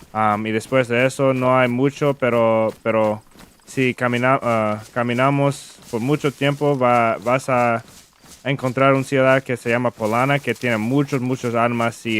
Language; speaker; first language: Spanish; non-native, learner; English